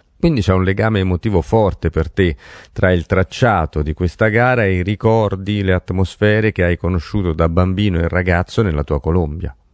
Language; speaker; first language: Italian; native; Italian